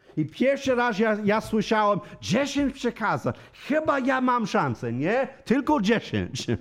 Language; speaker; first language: Polish; non-native, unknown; English